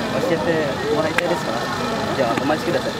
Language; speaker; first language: Japanese; non-native, learner; Indonesian